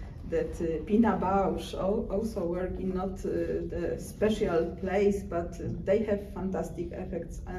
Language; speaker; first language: English; non-native, learner; Polish